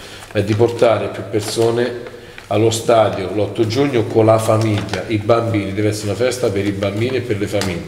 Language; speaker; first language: Italian; native; Italian